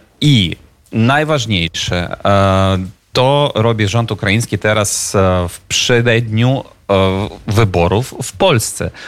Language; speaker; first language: Polish; non-native, fluent; Ukrainian